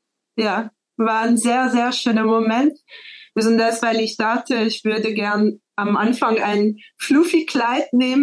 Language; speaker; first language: German; non-native, fluent; French